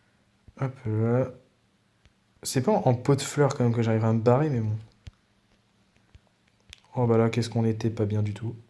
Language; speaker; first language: French; native; French